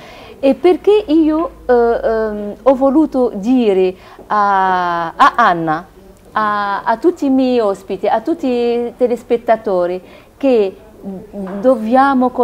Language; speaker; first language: Italian; non-native, learner; Arabic